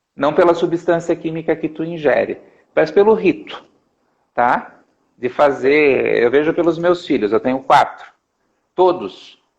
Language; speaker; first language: Portuguese; native; Portuguese